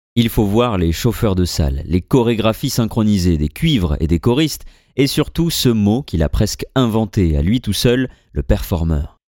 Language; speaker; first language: French; native; French